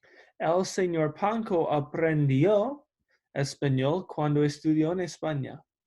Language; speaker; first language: Spanish; non-native, fluent; English